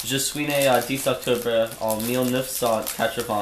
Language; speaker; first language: French; non-native, learner; English